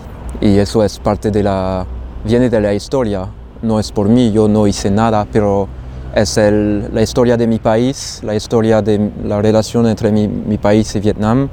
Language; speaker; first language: Spanish; non-native, fluent; French